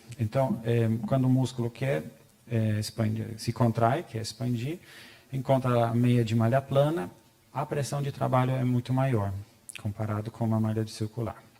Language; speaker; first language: Portuguese; non-native, fluent; German